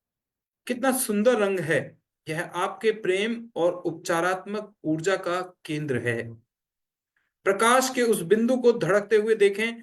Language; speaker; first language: Hindi; native; Hindi